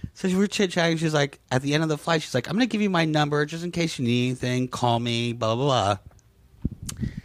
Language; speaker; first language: English; native; English